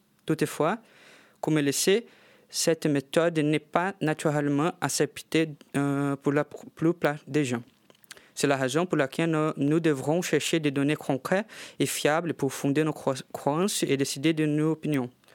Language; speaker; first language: French; non-native, fluent; Portuguese